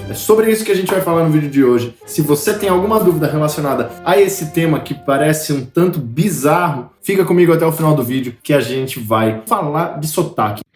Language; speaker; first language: Portuguese; native; Portuguese